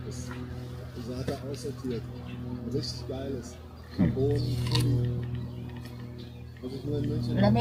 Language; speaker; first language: German; native; German